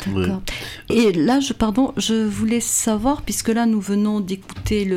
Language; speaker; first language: French; native; French